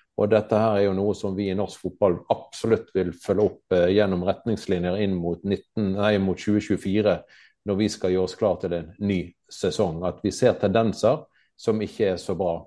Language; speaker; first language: Norwegian; native; Norwegian